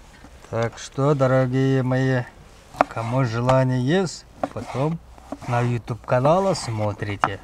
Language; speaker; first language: Russian; non-native, local second language; Uyghur